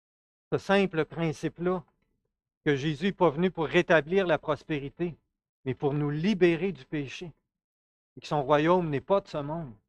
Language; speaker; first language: French; native; French